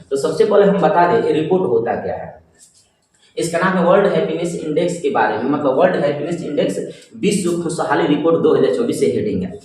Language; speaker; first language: Hindi; native; Hindi